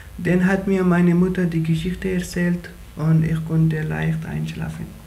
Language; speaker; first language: German; non-native, learner; Pashto